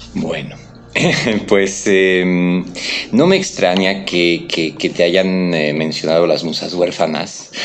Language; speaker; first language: Spanish; non-native, fluent; French